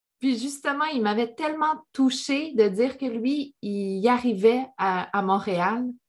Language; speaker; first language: French; native; French